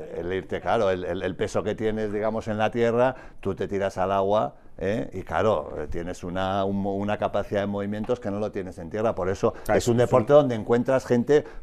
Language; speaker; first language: Spanish; native; Spanish